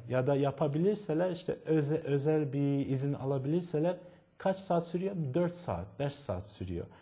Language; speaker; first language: Turkish; non-native, fluent; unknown